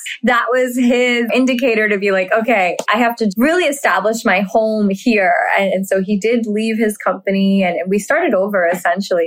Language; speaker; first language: English; early bilingual, other home language; Hindi